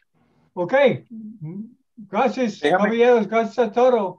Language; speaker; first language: Spanish; non-native, learner; English